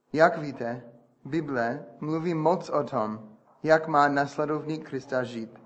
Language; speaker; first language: Czech; non-native, fluent; English